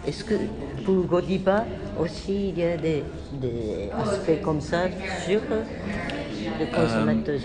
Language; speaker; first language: French; non-native, fluent; Japanese